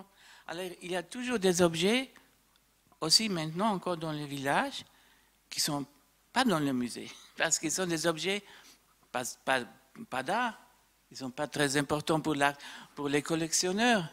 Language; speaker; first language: French; non-native, fluent; German